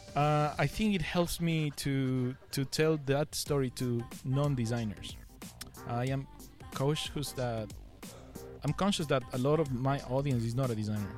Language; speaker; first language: English; non-native, fluent; Spanish